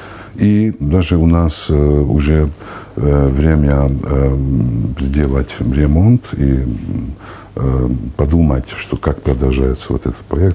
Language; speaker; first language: Russian; non-native, fluent; Hungarian